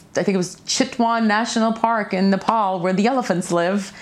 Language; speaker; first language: English; early bilingual, other home language; Russian